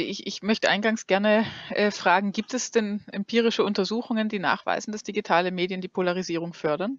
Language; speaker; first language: German; native; German